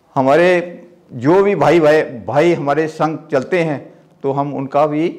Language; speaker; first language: Hindi; native; Hindi